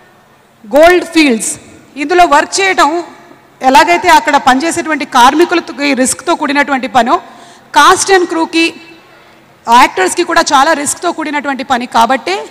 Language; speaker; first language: Telugu; native; Telugu